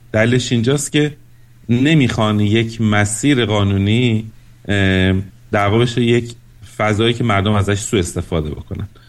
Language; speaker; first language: Persian; native; Persian